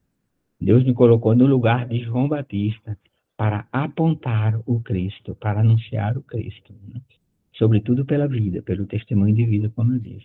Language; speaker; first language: Portuguese; native; Portuguese